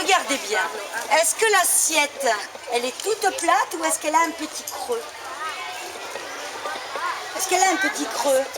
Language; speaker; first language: French; native; French